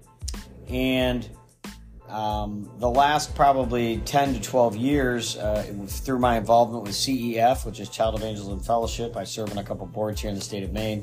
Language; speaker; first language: English; native; English